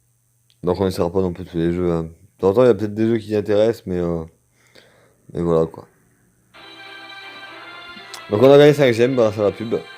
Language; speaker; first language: French; native; French